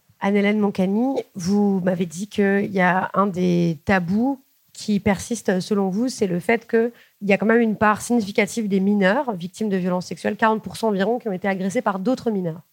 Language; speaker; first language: French; native; French